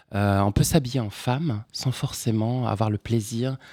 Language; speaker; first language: French; non-native, local second language; Arabic